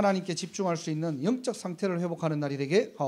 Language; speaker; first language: Korean; native; Korean